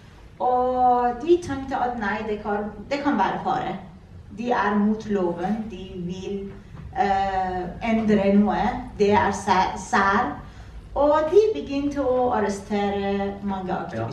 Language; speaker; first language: Norwegian; non-native, fluent; Persian